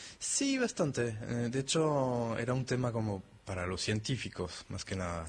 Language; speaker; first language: Spanish; non-native, fluent; French